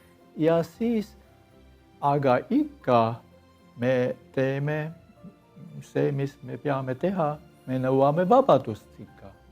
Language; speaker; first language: Estonian; non-native, learner; Armenian